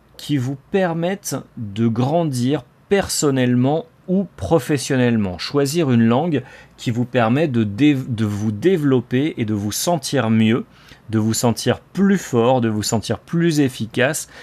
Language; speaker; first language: Spanish; non-native, fluent; French